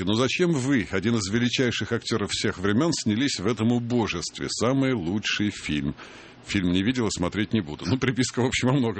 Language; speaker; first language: Russian; native; Russian